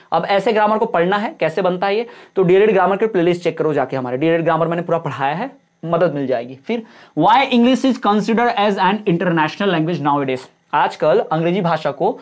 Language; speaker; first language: Hindi; native; Hindi